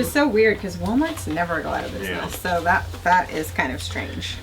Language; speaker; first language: English; native; English